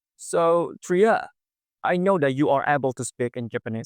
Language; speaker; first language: English; non-native, fluent; Indonesian